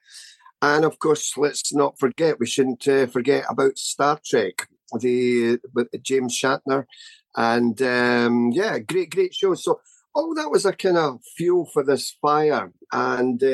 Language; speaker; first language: English; native; English